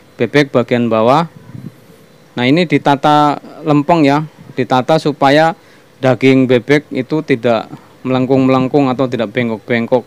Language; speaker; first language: Indonesian; non-native, local second language; Javanese